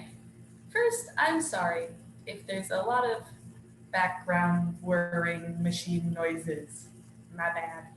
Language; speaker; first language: English; native; English